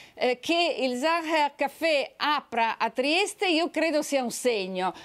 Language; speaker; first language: Italian; native; Italian